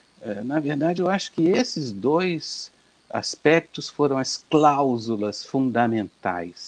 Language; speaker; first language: Portuguese; native; Portuguese